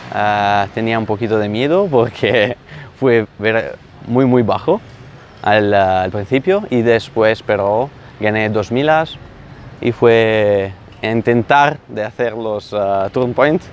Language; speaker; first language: Spanish; non-native, learner; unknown